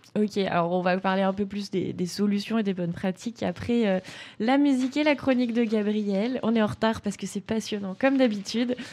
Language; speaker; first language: French; native; French